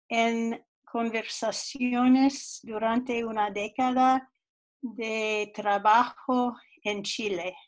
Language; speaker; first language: Spanish; non-native, fluent; English